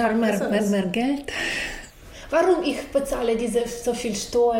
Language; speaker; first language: German; non-native, learner; Ukrainian